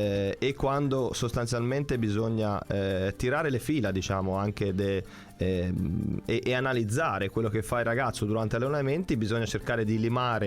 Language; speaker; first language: Italian; native; Italian